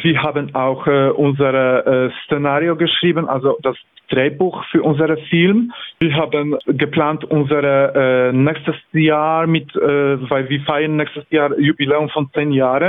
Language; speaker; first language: German; non-native, fluent; Polish